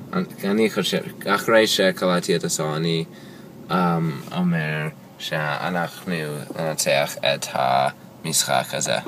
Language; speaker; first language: Hebrew; non-native, learner; English